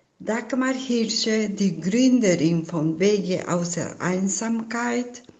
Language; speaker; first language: German; non-native, fluent; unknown